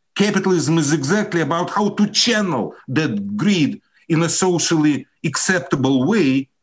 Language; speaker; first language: English; non-native, fluent; Russian